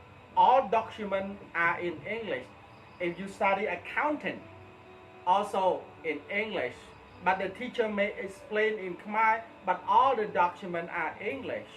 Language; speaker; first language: English; non-native, fluent; Khmer